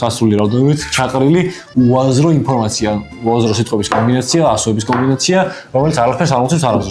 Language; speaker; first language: Georgian; native; Georgian